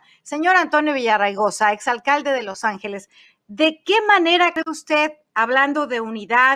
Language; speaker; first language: Spanish; native; Spanish